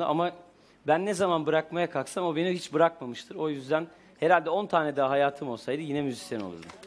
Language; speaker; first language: Turkish; native; Turkish